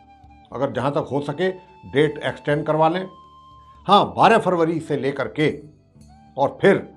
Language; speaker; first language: Hindi; native; Hindi